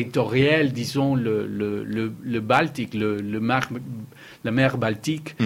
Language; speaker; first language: French; non-native, fluent; Spanish